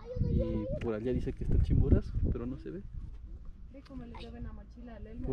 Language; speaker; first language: Spanish; native; Spanish